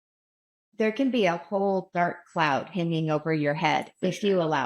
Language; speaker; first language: English; native; English